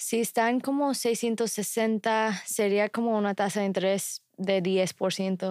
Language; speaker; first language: Spanish; non-native, fluent; English